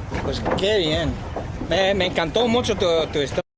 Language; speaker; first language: Spanish; non-native, fluent; English